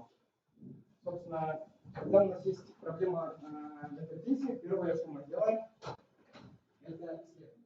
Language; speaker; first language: Russian; native; Russian